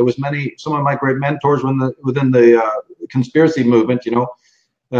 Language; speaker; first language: English; native; English